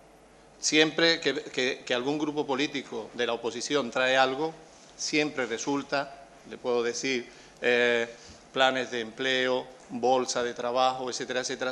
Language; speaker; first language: Spanish; native; Spanish